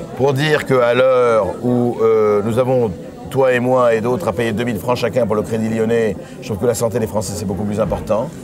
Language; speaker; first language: French; native; French